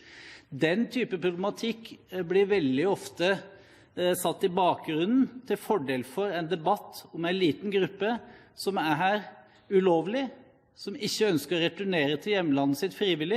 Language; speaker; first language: Norwegian; native; Norwegian